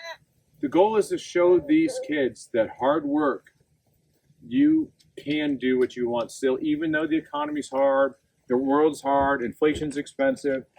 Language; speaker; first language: English; native; English